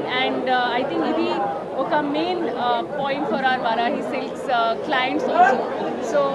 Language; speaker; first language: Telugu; non-native, local second language; Hindi